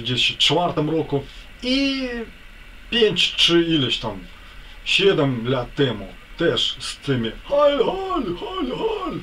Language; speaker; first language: Polish; non-native, fluent; Ukrainian